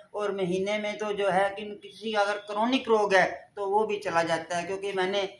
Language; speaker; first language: Hindi; native; Hindi